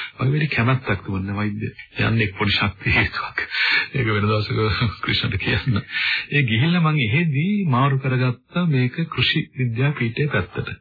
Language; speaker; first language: Sinhala; native; Sinhala